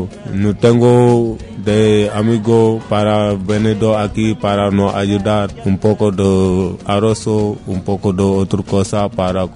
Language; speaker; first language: Spanish; non-native, learner; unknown